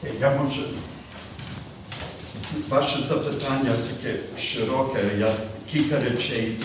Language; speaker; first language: Ukrainian; early bilingual, heritage; Ukrainian